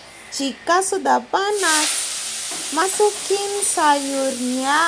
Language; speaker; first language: Indonesian; non-native, fluent; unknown